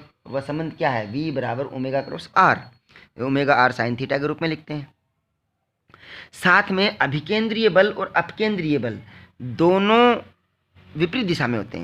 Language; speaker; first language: Hindi; native; Hindi